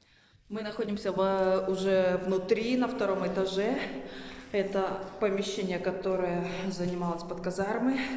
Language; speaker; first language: Russian; native; Russian